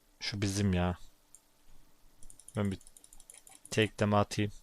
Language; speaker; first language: Turkish; native; Turkish